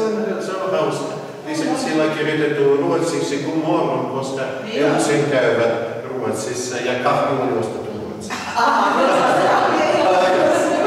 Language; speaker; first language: Finnish; non-native, learner; Russian